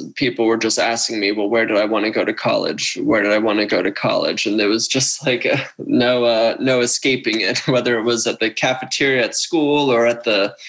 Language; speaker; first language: English; native; English